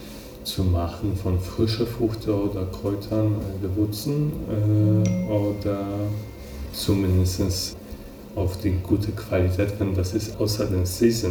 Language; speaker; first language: German; non-native, fluent; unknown